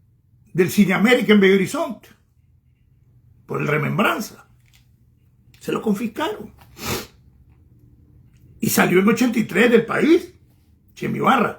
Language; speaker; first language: Spanish; native; Spanish